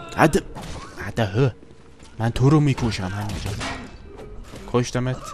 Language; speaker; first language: Persian; native; Persian